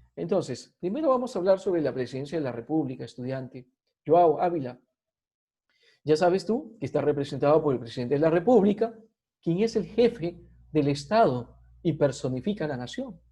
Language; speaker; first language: Spanish; native; Spanish